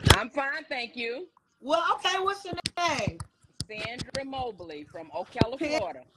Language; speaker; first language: English; native; English